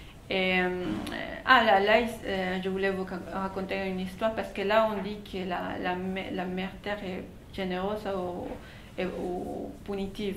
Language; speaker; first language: French; non-native, fluent; Spanish